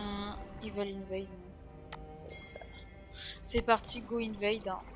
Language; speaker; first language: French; native; French